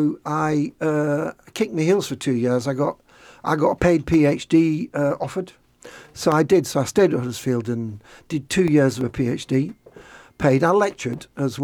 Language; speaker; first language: English; native; English